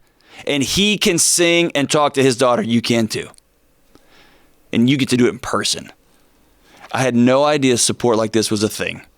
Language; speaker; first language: English; native; English